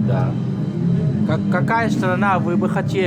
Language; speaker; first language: Russian; non-native, learner; Dutch